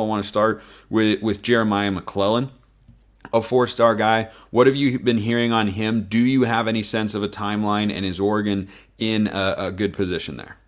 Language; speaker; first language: English; native; English